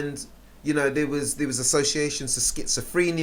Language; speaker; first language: English; native; English